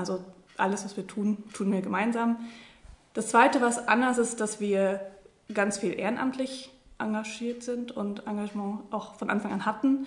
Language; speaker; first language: German; native; German